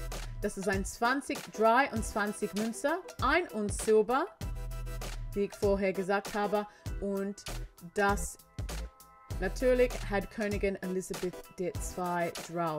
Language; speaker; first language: German; non-native, learner; English